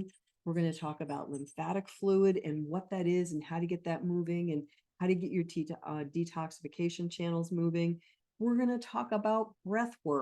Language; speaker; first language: English; native; English